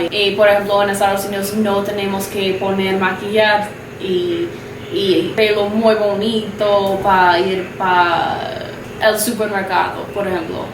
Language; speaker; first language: Spanish; non-native, learner; English